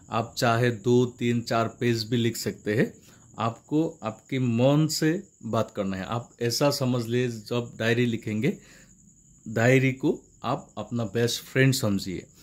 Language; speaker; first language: Hindi; non-native, local second language; Assamese